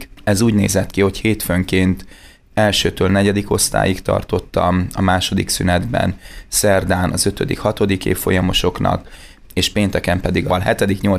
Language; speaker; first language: Hungarian; native; Hungarian